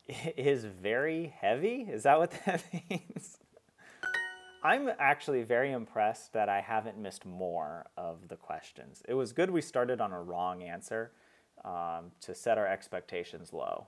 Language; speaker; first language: English; native; English